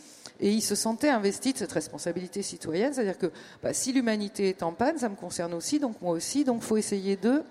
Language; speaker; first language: French; native; French